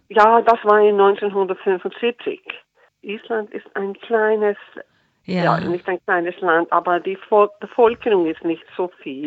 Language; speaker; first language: German; non-native, fluent; Icelandic